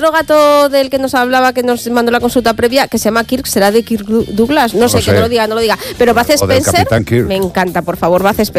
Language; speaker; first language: Spanish; native; Spanish